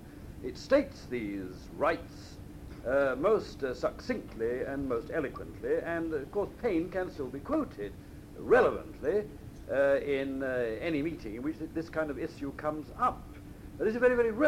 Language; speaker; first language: English; native; English